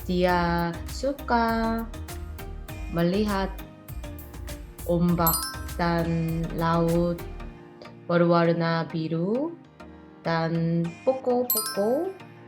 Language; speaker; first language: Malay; non-native, learner; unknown